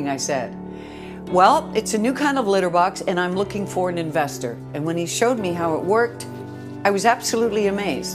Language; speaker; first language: English; native; English